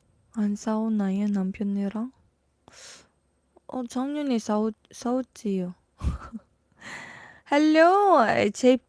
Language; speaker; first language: Korean; non-native, learner; Filipino